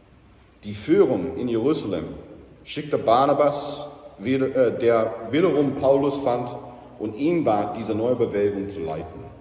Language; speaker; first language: German; non-native, fluent; English